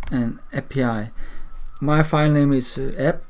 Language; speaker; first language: English; non-native, learner; Danish